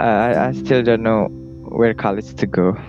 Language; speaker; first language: English; non-native, learner; Indonesian